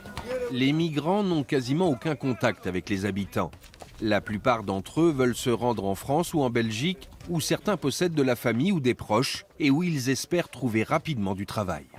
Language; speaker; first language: French; native; French